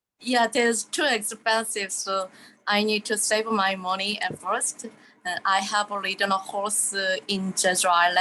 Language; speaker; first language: English; non-native, learner; Korean